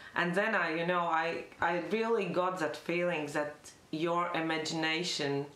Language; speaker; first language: English; non-native, fluent; Latvian